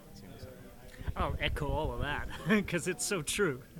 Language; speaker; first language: English; non-native, fluent; Danish